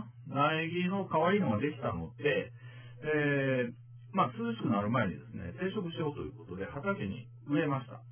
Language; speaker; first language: Japanese; native; Japanese